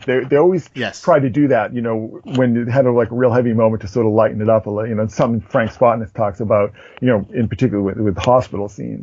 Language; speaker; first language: English; native; English